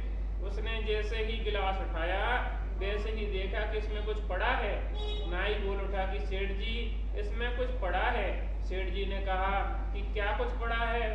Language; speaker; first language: Hindi; native; Hindi